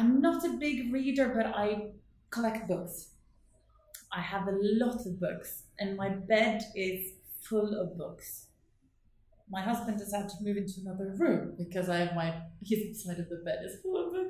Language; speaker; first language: English; non-native, fluent; Norwegian